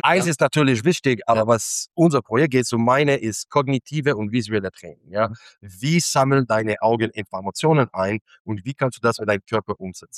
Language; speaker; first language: German; non-native, fluent; English